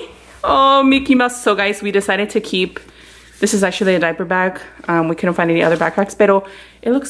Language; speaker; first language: English; early bilingual, other home language; Spanish